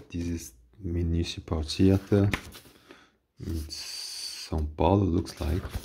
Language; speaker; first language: English; non-native, fluent; Portuguese